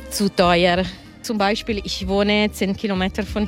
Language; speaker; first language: German; non-native, learner; Italian